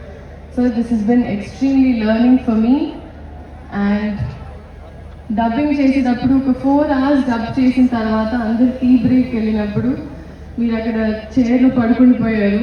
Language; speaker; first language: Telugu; non-native, fluent; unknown